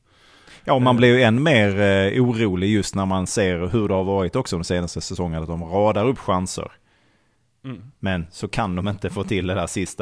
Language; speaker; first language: Swedish; native; Swedish